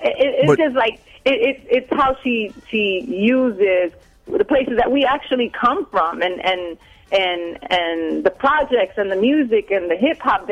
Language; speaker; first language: English; native; English